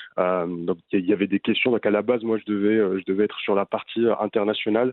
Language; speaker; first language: French; non-native, local second language; Arabic